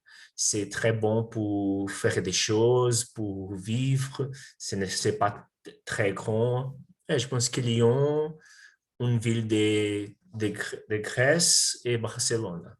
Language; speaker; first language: French; non-native, learner; Portuguese